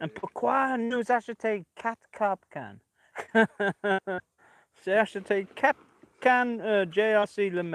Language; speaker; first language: French; non-native, learner; English